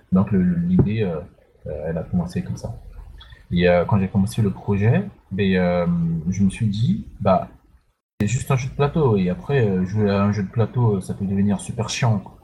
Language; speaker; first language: French; non-native, local second language; Sango